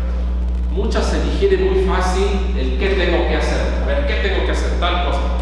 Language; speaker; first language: Spanish; native; Spanish